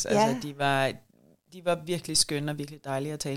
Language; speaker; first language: Danish; native; Danish